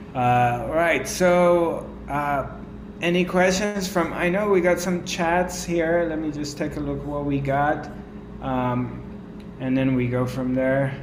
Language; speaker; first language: English; non-native, fluent; Persian